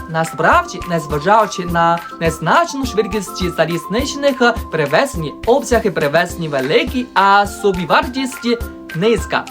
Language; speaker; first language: Ukrainian; non-native, fluent; Chinese